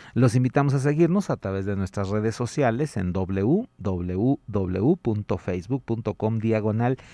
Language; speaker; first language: Spanish; native; Spanish